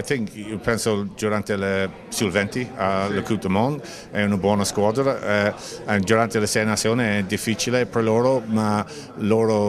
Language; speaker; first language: Italian; non-native, learner; English